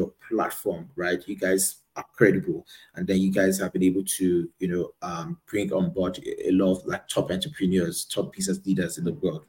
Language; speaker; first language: English; non-native, local second language; Yoruba